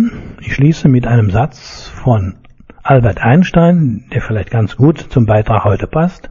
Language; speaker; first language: German; native; German